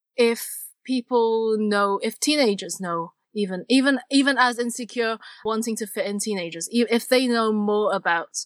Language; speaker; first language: English; non-native, local second language; Cantonese